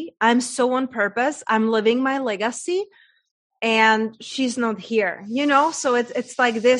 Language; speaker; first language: English; non-native, fluent; Czech